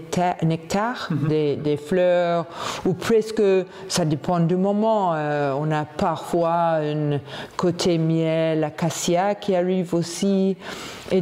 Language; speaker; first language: French; non-native, fluent; English